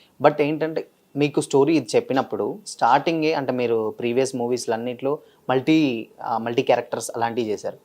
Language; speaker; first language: Telugu; native; Telugu